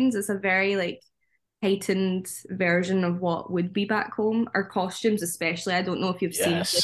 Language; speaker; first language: English; native; English